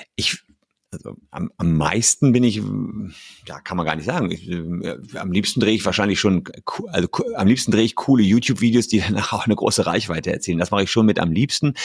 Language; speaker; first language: German; native; German